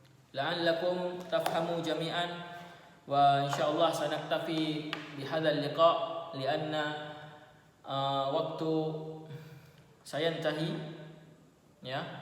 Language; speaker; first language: Arabic; non-native, fluent; Indonesian